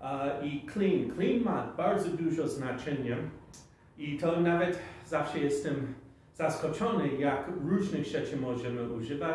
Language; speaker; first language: Polish; non-native, fluent; English